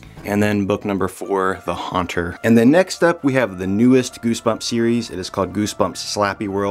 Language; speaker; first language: English; native; English